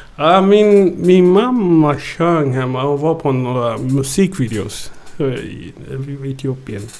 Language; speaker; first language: Swedish; early bilingual, other home language; Amharic